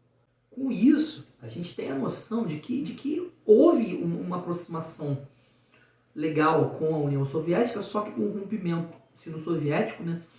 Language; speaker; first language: Portuguese; native; Portuguese